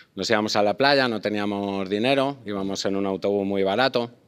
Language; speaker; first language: Spanish; native; Spanish